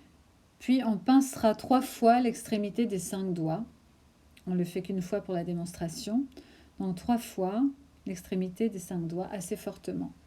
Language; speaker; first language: French; native; French